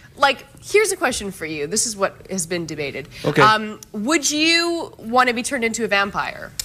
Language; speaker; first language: English; native; English